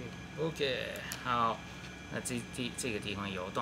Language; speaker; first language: Chinese; non-native, learner; Japanese